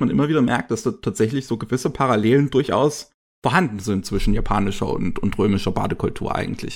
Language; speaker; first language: German; native; German